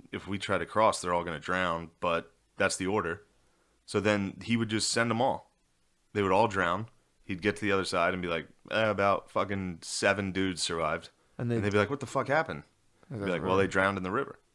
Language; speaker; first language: English; native; English